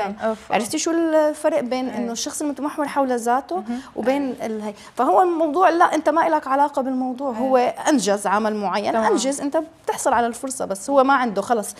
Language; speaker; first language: Arabic; native; Arabic